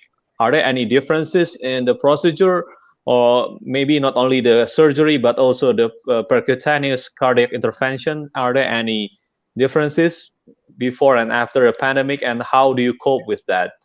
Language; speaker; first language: English; non-native, fluent; Indonesian